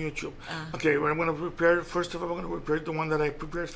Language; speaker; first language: English; non-native, local second language; Papiamento